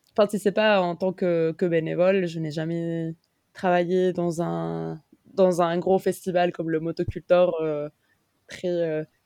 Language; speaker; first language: French; non-native, fluent; Spanish